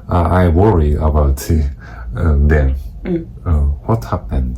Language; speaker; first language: English; non-native, learner; Japanese